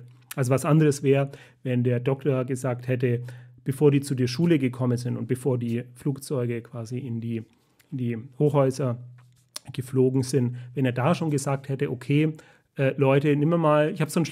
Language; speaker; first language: German; native; German